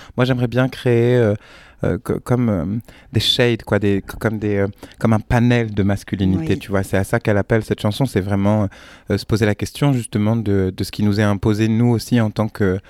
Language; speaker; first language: French; native; French